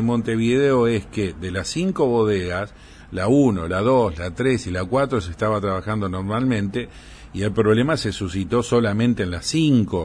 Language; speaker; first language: Spanish; native; Spanish